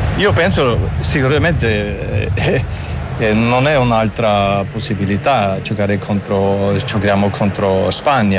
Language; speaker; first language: Italian; non-native, learner; German